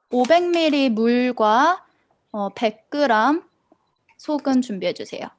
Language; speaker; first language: Korean; native; Korean